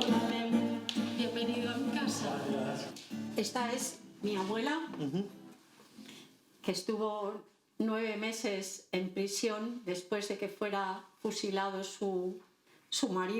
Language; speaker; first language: Spanish; native; Spanish